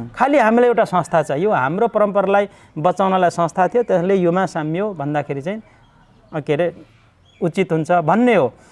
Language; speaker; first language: Nepali; non-native, local second language; Limbu